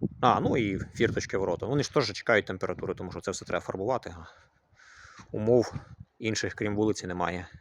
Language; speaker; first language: Ukrainian; native; Ukrainian